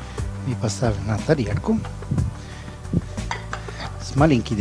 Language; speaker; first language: Russian; non-native, learner; Italian